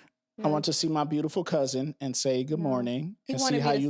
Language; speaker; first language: English; native; English